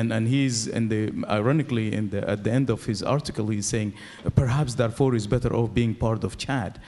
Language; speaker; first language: English; non-native, fluent; Arabic